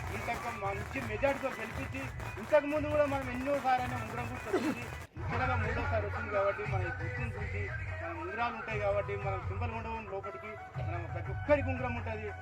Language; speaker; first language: Telugu; native; Telugu